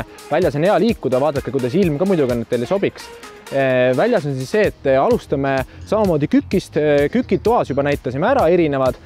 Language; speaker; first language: Estonian; native; Estonian